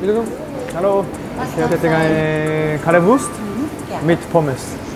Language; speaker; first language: German; non-native, learner; Japanese